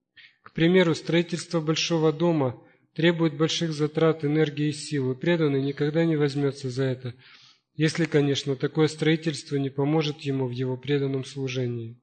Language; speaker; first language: Russian; native; Russian